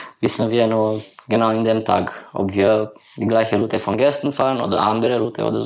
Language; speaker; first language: German; non-native, learner; Romanian